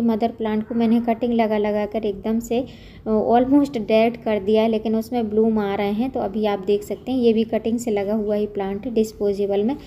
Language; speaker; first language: Hindi; non-native, local second language; Gujarati